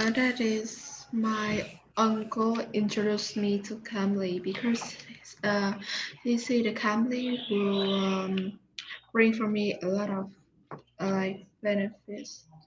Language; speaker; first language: English; non-native, learner; Vietnamese